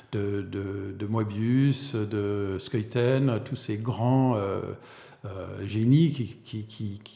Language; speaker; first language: French; non-native, fluent; English